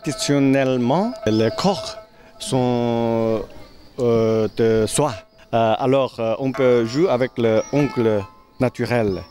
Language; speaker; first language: French; non-native, learner; Chinese